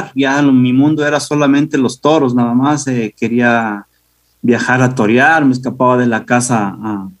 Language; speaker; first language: Spanish; native; Spanish